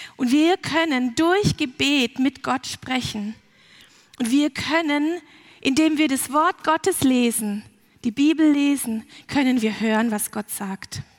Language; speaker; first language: German; early bilingual, heritage; German